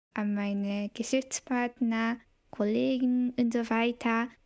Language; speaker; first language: German; non-native, fluent; Japanese